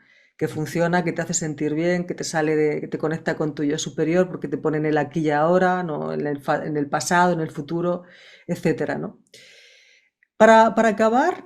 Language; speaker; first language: Spanish; native; Spanish